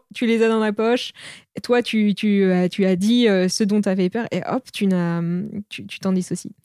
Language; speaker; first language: French; native; French